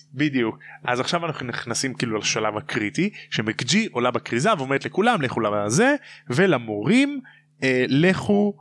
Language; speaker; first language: Hebrew; native; Hebrew